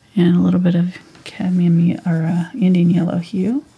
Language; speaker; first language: English; native; English